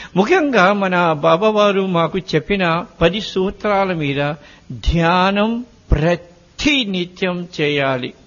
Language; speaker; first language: Telugu; non-native, fluent; Morisyen